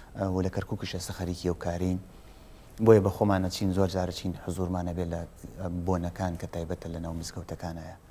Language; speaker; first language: Central Kurdish; native; Central Kurdish